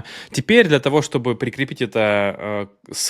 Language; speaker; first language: Russian; native; Russian